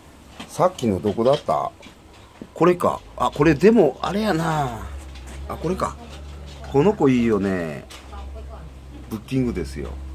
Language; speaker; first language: Japanese; native; Japanese